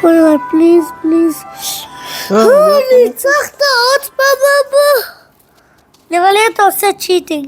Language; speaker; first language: Hebrew; early bilingual, heritage; Hebrew